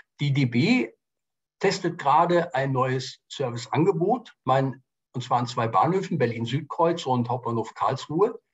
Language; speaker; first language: German; native; German